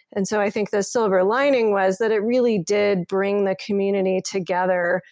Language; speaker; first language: English; native; English